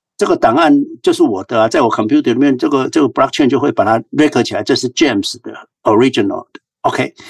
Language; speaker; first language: Chinese; native; Chinese